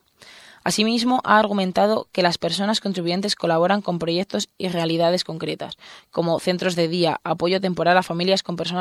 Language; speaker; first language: Spanish; native; Spanish